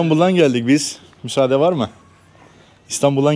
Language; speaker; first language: Turkish; native; Turkish